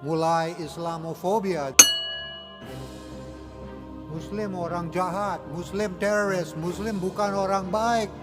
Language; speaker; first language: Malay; non-native, fluent; English